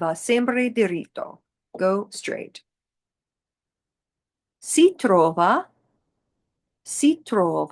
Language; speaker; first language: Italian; non-native, fluent; English